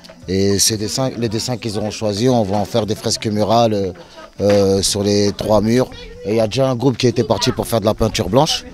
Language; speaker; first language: French; native; French